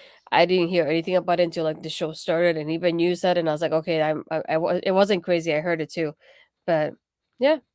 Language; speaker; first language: English; native; English